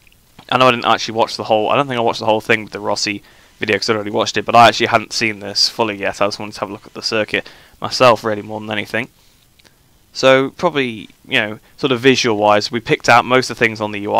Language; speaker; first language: English; native; English